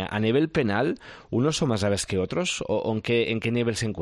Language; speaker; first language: Spanish; native; Spanish